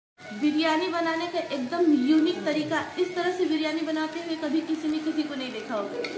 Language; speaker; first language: Hindi; native; Hindi